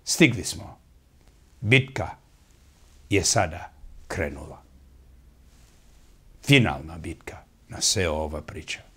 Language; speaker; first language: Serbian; early bilingual, heritage; English